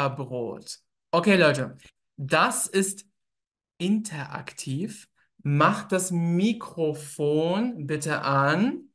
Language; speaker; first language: German; native; German